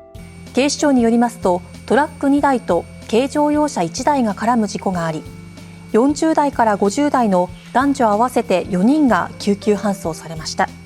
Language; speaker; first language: Japanese; native; Japanese